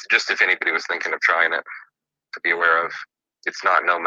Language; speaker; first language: English; native; English